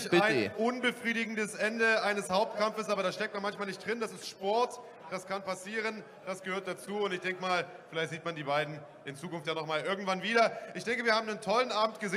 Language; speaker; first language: German; native; German